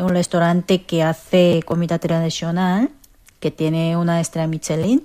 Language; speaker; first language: Spanish; non-native, fluent; Korean